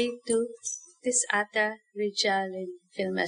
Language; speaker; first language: Arabic; non-native, learner; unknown